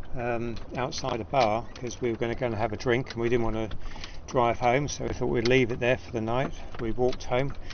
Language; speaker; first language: English; native; English